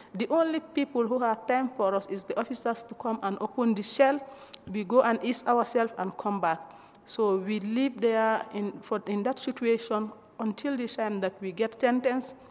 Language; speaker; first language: English; non-native, local second language; Mandingo